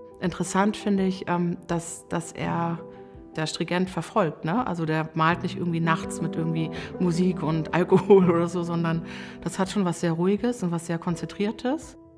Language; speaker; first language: German; native; German